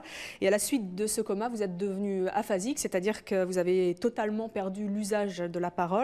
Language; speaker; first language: French; native; French